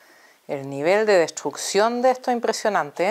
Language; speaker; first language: Spanish; native; Spanish